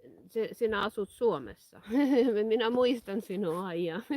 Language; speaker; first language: Finnish; non-native, learner; English